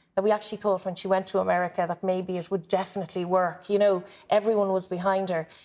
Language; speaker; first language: English; native; English